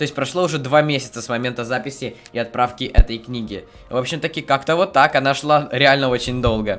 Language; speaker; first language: Russian; native; Russian